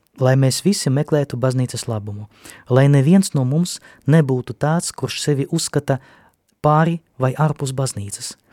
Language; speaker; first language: Latvian; non-native, local second language; Russian